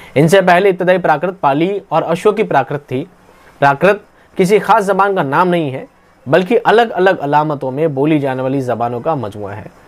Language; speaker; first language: Hindi; native; Hindi